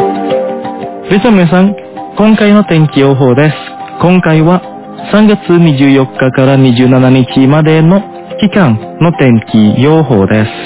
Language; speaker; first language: Japanese; non-native, fluent; Indonesian